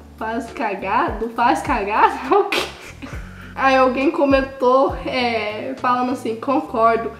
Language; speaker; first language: Portuguese; early bilingual, heritage; Portuguese